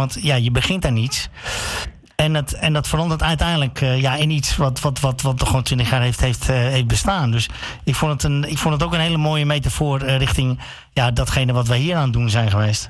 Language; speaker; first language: Dutch; native; Dutch